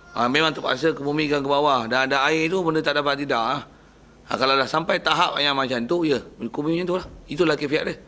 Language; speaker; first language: Malay; native; Malay